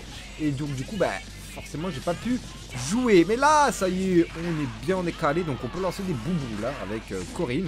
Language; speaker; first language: French; native; French